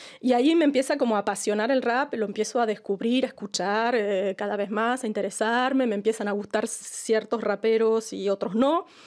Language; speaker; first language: Spanish; native; Spanish